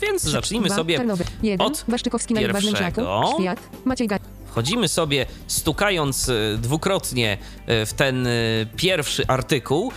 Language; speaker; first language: Polish; native; Polish